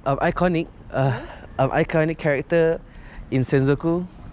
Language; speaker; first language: English; non-native, local second language; Malay